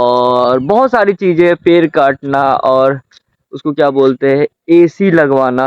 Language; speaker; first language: Hindi; native; Hindi